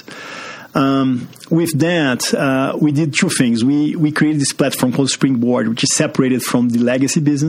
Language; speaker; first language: English; non-native, fluent; Portuguese